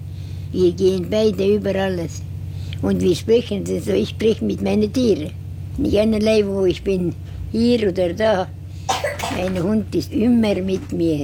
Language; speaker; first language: German; non-native, learner; Estonian